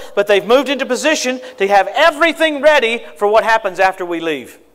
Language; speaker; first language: English; native; English